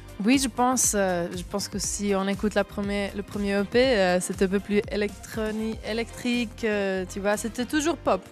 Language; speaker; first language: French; non-native, local second language; German